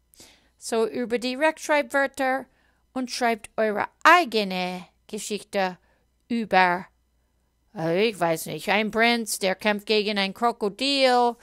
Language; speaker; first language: German; non-native, fluent; English